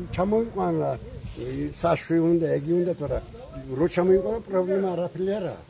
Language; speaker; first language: Georgian; non-native, local second language; Mingrelian